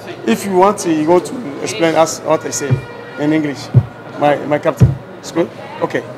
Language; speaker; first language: English; non-native, learner; French